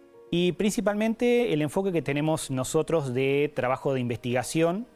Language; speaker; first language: Spanish; native; Spanish